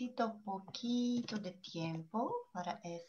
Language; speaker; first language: Spanish; non-native, learner; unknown